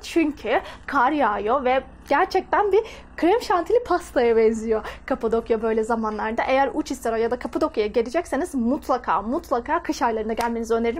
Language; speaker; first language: Turkish; native; Turkish